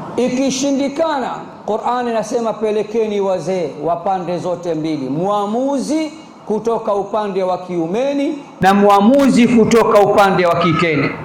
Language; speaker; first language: Swahili; native; Swahili